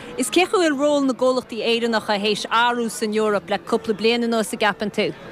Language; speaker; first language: Irish; native; Irish